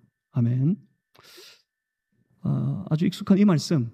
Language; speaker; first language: Korean; native; Korean